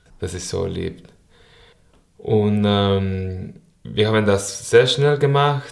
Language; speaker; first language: German; non-native, learner; Spanish